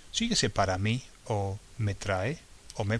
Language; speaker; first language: Spanish; non-native, learner; English